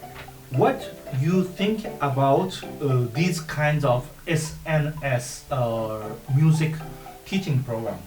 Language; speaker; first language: English; non-native, learner; Japanese